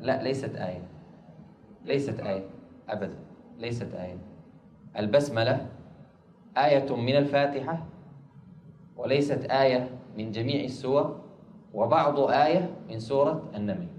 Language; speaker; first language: Arabic; native; Arabic